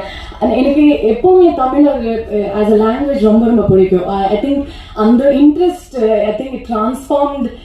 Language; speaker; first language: Tamil; non-native, learner; Kannada